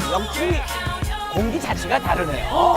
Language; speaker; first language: Korean; native; Korean